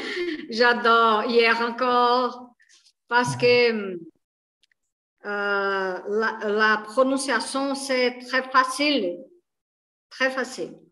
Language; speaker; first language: French; non-native, learner; Portuguese